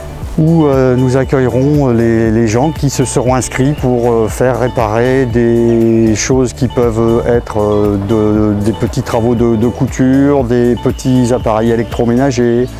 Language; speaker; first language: French; native; French